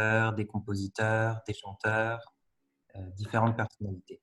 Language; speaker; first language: French; native; French